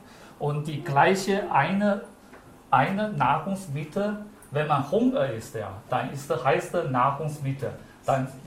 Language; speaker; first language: German; non-native, fluent; Chinese